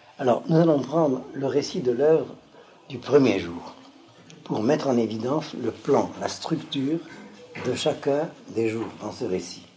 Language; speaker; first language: French; native; French